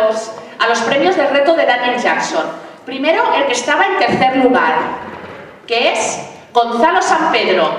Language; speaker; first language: Spanish; native; Spanish